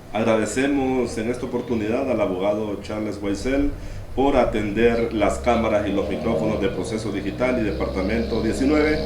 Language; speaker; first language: Spanish; native; Spanish